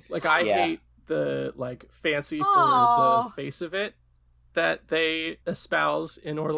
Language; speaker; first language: English; native; English